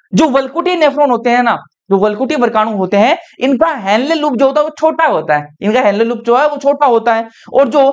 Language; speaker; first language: Hindi; native; Hindi